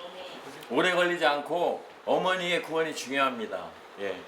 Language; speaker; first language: Korean; native; Korean